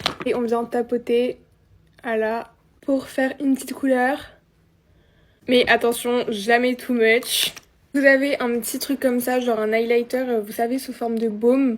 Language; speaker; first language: French; native; French